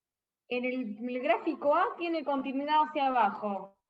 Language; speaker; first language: Spanish; native; Spanish